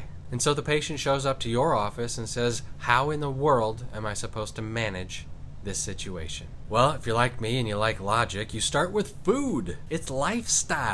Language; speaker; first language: English; native; English